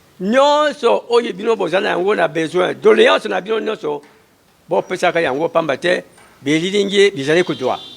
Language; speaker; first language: Lingala; native; Lingala